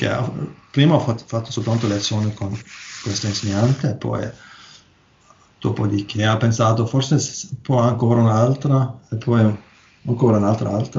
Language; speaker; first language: Italian; non-native, learner; Norwegian